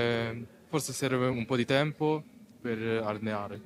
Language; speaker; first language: Italian; non-native, learner; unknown